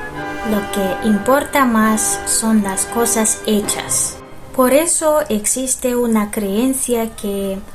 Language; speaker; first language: Spanish; non-native, fluent; Russian